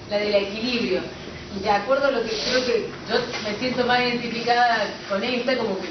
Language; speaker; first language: Spanish; native; Spanish